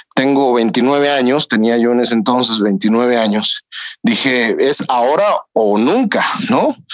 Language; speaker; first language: Spanish; native; Spanish